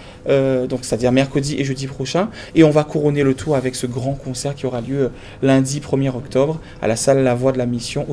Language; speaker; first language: French; native; French